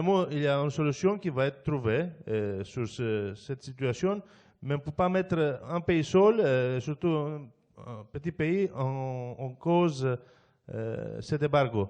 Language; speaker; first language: French; non-native, fluent; Greek